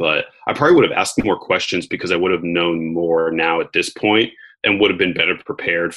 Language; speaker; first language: English; native; English